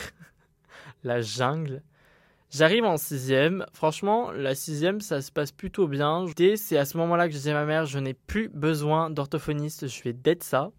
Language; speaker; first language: French; native; French